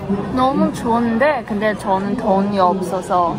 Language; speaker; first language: Korean; non-native, learner; Tibetan